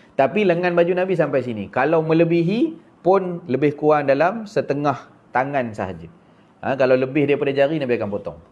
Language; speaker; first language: Malay; native; Malay